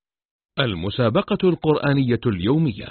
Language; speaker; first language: Arabic; native; Arabic